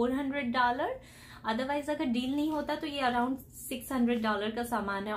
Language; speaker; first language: Hindi; native; Hindi